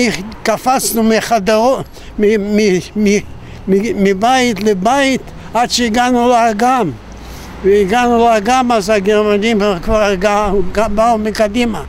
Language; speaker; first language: Hebrew; non-native, fluent; Yiddish